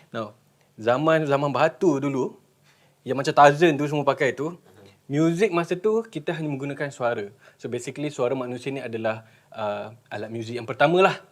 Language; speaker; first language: Malay; native; Malay